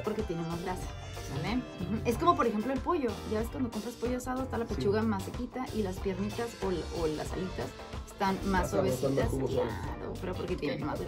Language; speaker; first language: Spanish; native; Spanish